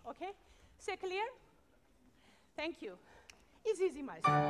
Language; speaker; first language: English; non-native, learner; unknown